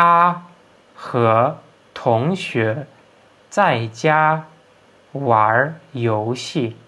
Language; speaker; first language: Chinese; non-native, fluent; Turkmen